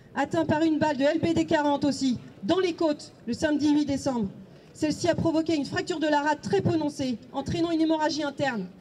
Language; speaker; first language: French; native; French